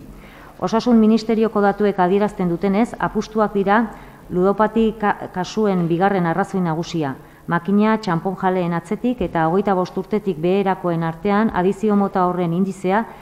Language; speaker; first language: Basque; native; Basque